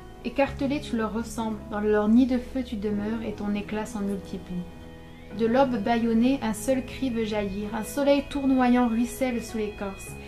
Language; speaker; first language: French; native; French